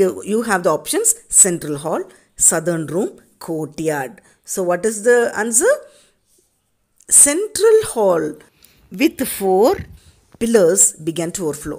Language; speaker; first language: English; non-native, local second language; Tamil